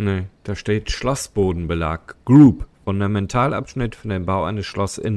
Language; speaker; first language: German; native; German